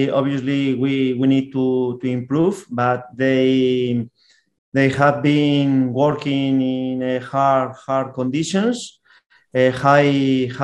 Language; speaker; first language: English; non-native, fluent; Spanish